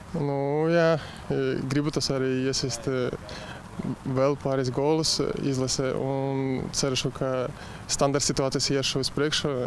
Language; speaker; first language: Latvian; non-native, local second language; Russian